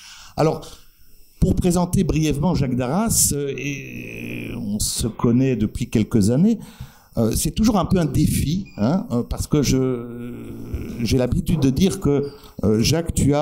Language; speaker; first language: French; native; French